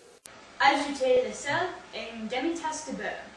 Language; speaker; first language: French; non-native, learner; English